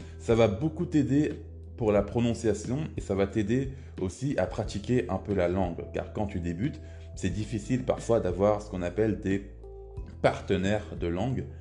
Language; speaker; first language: French; native; French